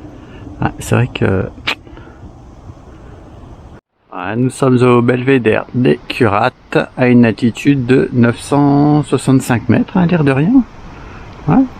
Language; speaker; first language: French; native; French